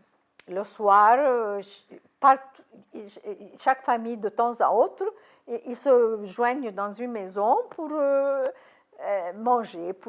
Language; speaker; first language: French; non-native, fluent; Arabic